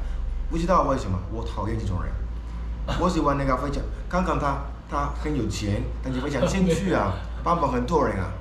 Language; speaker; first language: Chinese; non-native, fluent; Spanish